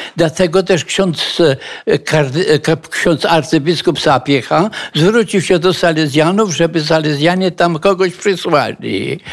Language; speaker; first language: Polish; native; Polish